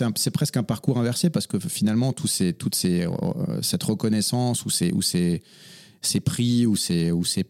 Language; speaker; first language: French; native; French